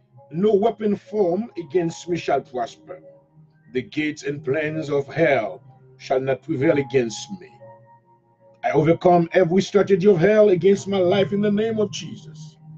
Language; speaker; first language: English; non-native, fluent; Haitian Creole